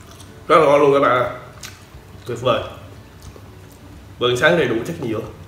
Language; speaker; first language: Vietnamese; native; Vietnamese